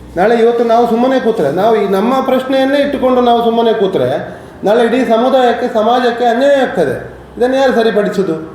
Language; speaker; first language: Kannada; non-native, local second language; Tulu